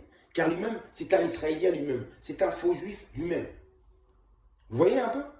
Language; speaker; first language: French; non-native, local second language; Kongo